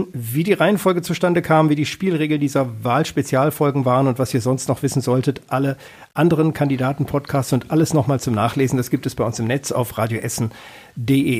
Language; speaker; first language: German; native; German